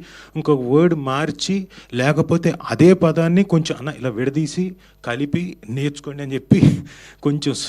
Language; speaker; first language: Telugu; native; Telugu